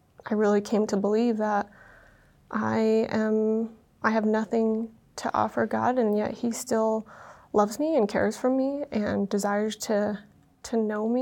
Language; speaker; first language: English; early bilingual, other home language; Vietnamese